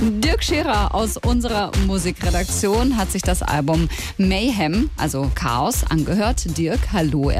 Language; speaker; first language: German; native; German